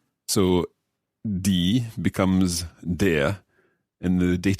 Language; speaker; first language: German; non-native, learner; English